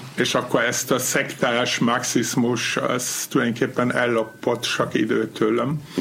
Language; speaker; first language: Hungarian; non-native, fluent; German